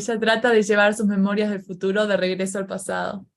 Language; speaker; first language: Spanish; native; Spanish